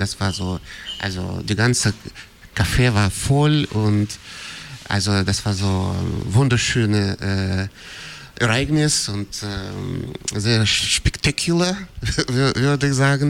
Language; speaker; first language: German; non-native, fluent; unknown